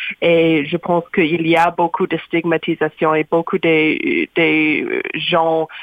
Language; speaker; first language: French; non-native, learner; English